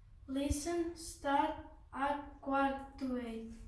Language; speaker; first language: English; non-native, learner; Croatian